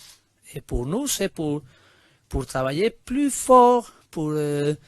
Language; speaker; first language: French; non-native, learner; Spanish